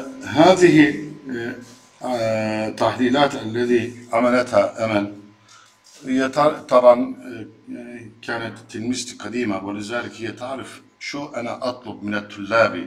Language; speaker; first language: Arabic; non-native, fluent; Turkish